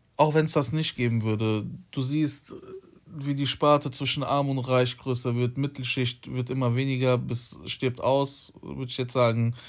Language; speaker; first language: German; early bilingual, other home language; Polish